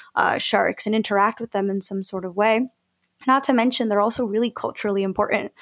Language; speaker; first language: English; early bilingual, other home language; Spanish